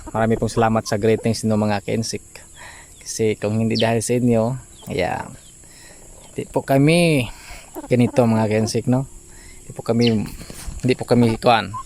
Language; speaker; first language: Filipino; non-native, local second language; Cebuano